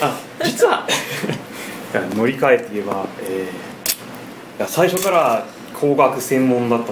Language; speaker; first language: Japanese; non-native, fluent; English